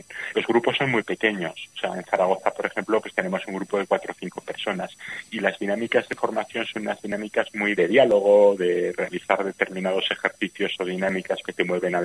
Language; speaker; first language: Spanish; native; Spanish